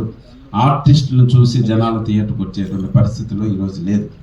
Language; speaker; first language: Telugu; native; Telugu